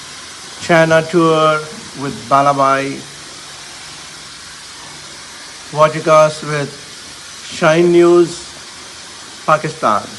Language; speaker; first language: English; non-native, learner; Urdu